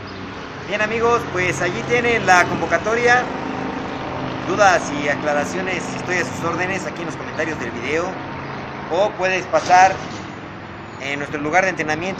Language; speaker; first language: Spanish; native; Spanish